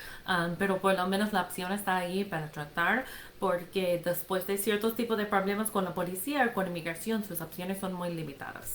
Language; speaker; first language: Spanish; non-native, fluent; English